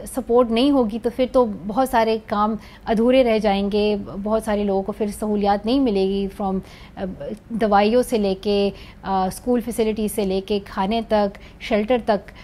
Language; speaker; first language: Urdu; non-native, local second language; Pashto